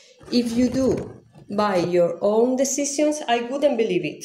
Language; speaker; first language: English; non-native, fluent; Spanish